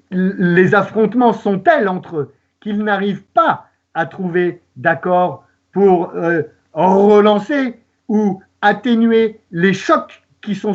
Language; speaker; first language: French; native; French